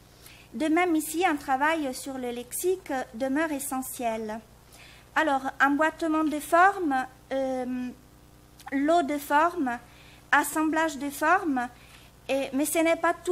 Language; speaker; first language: French; native; French